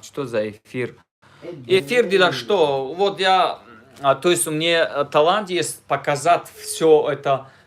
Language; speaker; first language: Russian; non-native, learner; Tajik